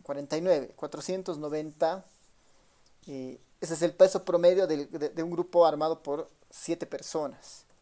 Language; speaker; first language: Spanish; native; Spanish